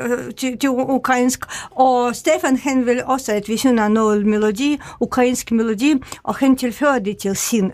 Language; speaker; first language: Danish; non-native, fluent; Ukrainian